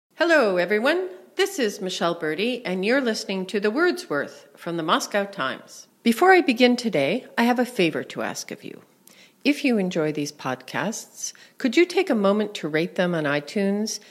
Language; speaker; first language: English; native; English